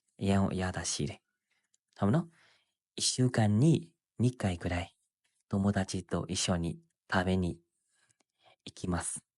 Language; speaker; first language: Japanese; non-native, fluent; Burmese